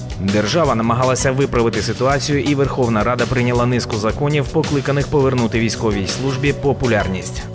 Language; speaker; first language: Ukrainian; native; Ukrainian